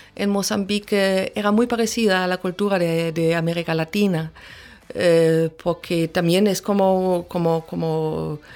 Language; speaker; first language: Spanish; non-native, fluent; German